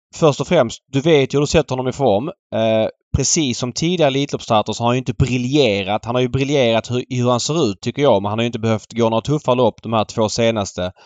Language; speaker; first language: Swedish; native; Swedish